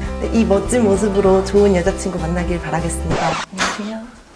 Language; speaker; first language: Korean; native; Korean